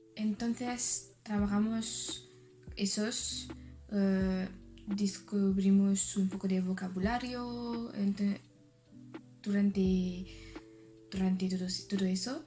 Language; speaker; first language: Spanish; non-native, learner; French